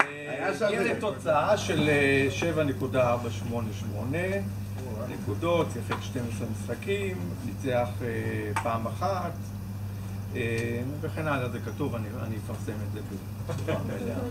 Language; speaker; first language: Hebrew; native; Hebrew